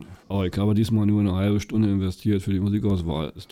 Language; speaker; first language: German; native; German